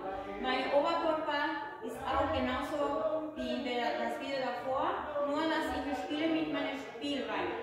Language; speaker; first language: German; non-native, fluent; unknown